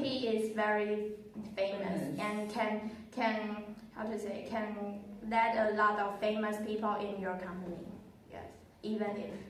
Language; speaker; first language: English; non-native, learner; Chinese